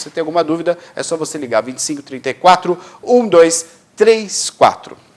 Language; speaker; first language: Portuguese; native; Portuguese